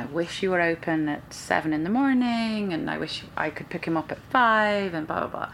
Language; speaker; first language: English; native; English